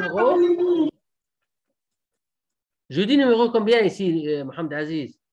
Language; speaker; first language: French; non-native, fluent; Arabic